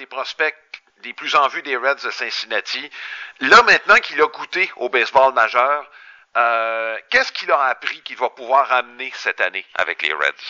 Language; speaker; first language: French; native; French